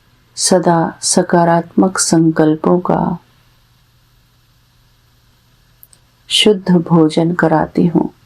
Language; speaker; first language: Hindi; native; Hindi